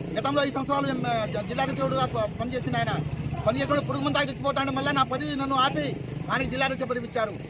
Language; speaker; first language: Telugu; non-native, local second language; Lambadi